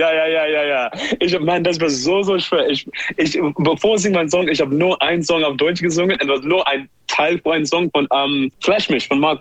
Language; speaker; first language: German; non-native, learner; English